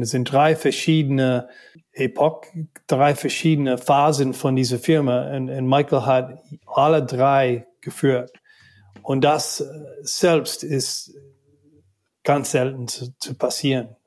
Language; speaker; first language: German; non-native, learner; English